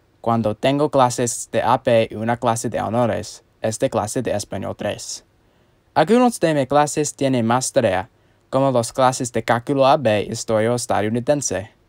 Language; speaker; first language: Spanish; non-native, learner; English